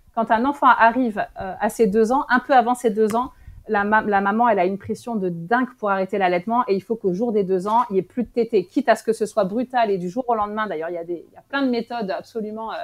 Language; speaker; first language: French; native; French